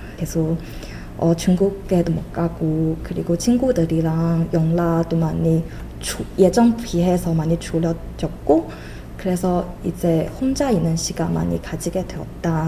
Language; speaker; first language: Korean; non-native, fluent; Chinese